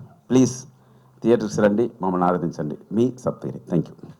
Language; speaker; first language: Telugu; native; Telugu